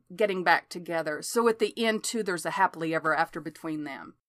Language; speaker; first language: English; native; English